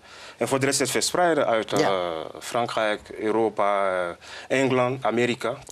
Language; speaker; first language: Dutch; non-native, fluent; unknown